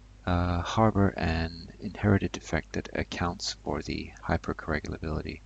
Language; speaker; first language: English; native; English